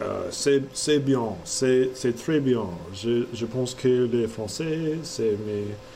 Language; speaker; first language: French; non-native, learner; English